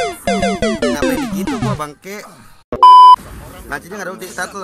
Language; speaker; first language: Indonesian; native; Indonesian